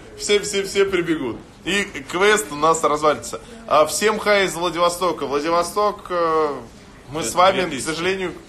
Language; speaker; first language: Russian; native; Russian